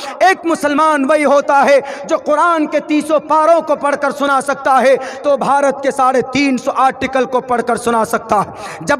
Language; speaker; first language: Urdu; native; Urdu